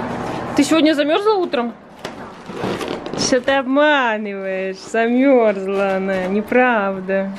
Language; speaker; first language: Russian; native; Russian